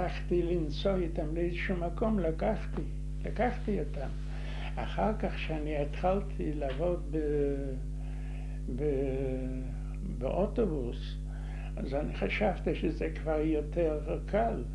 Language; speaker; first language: Hebrew; non-native, fluent; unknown